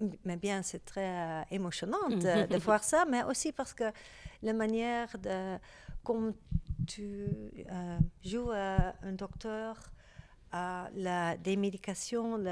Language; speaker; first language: French; non-native, learner; Dutch